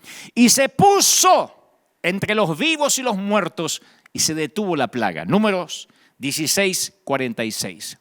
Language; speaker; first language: Spanish; native; Spanish